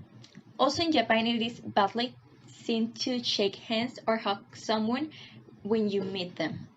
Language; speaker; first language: English; non-native, learner; Spanish